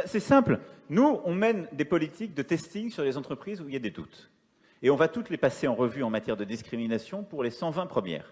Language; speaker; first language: French; native; French